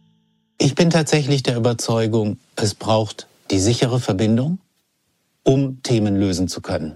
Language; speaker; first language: German; native; German